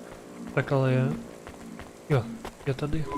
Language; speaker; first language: Czech; non-native, learner; Ukrainian